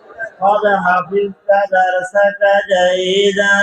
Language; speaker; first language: Arabic; non-native, fluent; Bangla